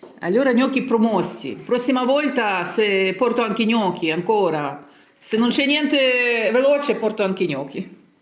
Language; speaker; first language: Italian; non-native, learner; Ukrainian